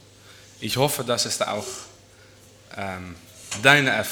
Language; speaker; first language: German; non-native, fluent; Dutch